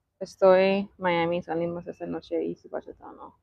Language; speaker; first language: Spanish; non-native, learner; English